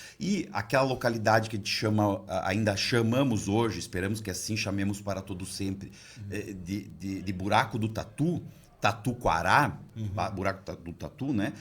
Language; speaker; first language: Portuguese; native; Portuguese